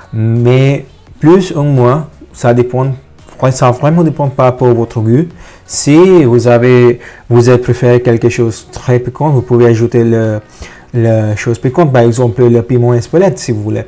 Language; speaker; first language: French; non-native, fluent; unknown